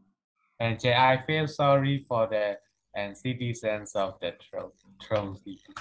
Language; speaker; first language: English; non-native, learner; Burmese